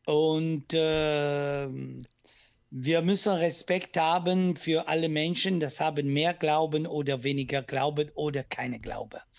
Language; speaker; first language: German; non-native, local second language; Italian